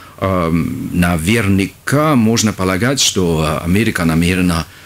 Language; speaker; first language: Russian; non-native, fluent; German